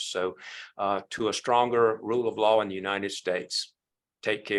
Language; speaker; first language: English; native; English